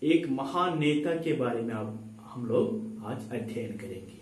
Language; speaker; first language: Hindi; non-native, local second language; Kannada